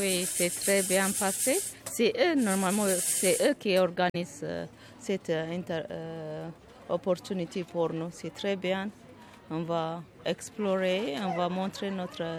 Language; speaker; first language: French; non-native, learner; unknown